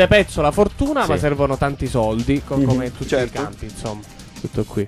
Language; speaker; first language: Italian; native; Italian